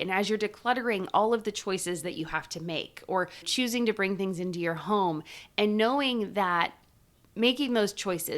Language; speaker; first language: English; native; English